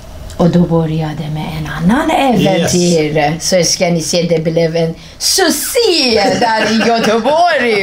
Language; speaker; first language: Swedish; non-native, fluent; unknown